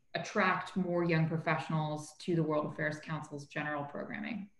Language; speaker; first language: English; native; English